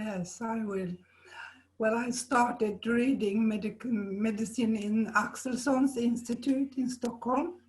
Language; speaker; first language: English; non-native, fluent; Swedish